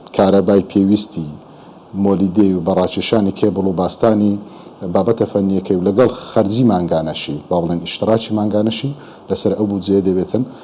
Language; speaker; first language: Central Kurdish; native; Central Kurdish